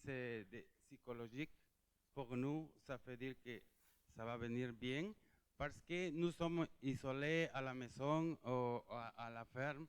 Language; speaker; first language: French; non-native, learner; Spanish